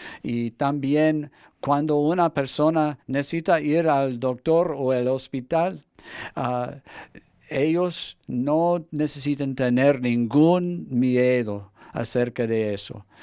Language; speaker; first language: Spanish; non-native, fluent; English